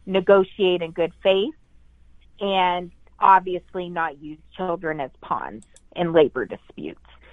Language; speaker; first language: English; native; English